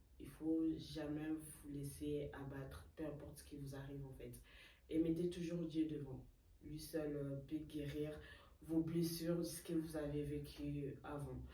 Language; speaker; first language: French; early bilingual, other home language; Lingala